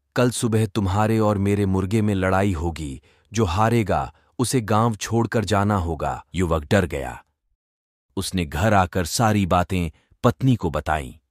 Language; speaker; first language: Hindi; non-native, local second language; Gujarati